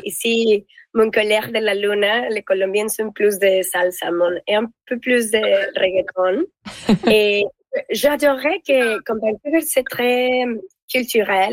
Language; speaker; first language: French; non-native, learner; Spanish